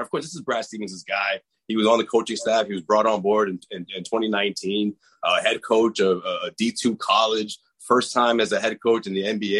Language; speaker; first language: English; native; English